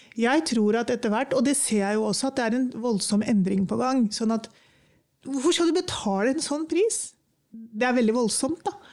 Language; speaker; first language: Norwegian; early bilingual, other home language; Urdu